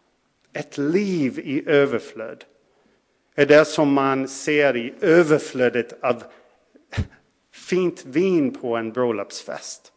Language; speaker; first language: Swedish; non-native, fluent; English